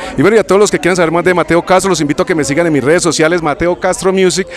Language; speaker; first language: Spanish; non-native, fluent; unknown